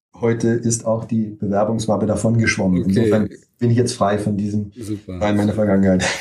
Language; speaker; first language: German; native; German